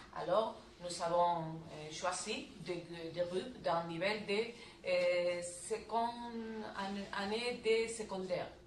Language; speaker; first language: French; non-native, learner; Spanish